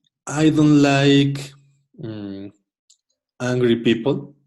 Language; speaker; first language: English; non-native, learner; Spanish